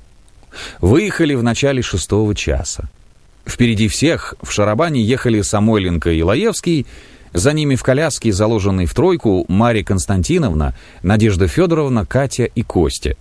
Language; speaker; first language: Russian; native; Russian